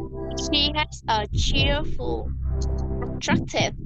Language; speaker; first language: English; non-native, learner; Vietnamese